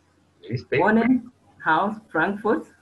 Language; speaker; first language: German; non-native, learner; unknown